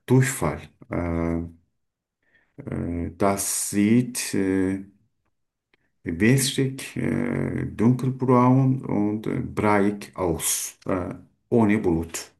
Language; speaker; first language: German; non-native, learner; Turkish